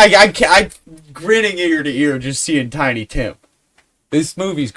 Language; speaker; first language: English; native; English